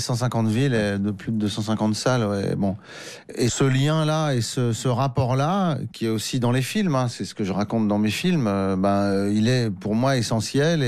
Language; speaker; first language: French; native; French